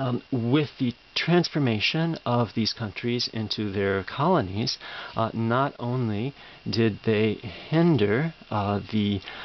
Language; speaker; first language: English; native; English